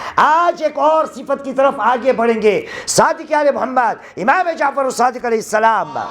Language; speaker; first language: Urdu; non-native, local second language; Gujarati